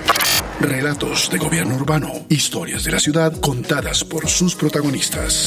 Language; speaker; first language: Spanish; native; Spanish